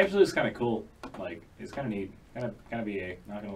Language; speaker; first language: English; native; English